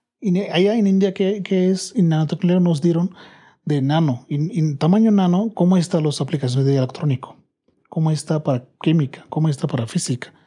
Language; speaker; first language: Spanish; non-native, learner; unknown